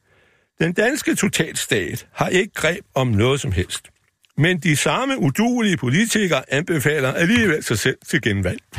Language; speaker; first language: Danish; native; Danish